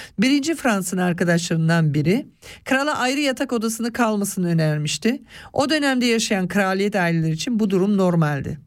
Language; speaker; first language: Turkish; early bilingual, other home language; Swiss German